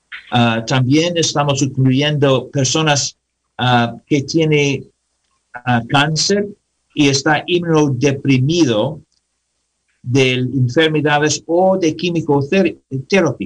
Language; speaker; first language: Spanish; non-native, learner; English